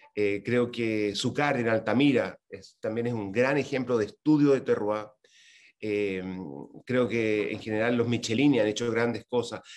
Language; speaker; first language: Spanish; native; Spanish